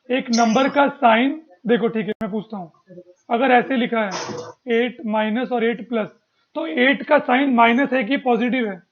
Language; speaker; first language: Hindi; non-native, local second language; Marathi